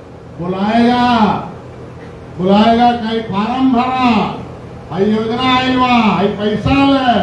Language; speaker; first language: Hindi; native; Hindi